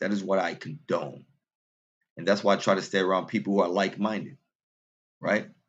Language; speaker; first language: English; native; English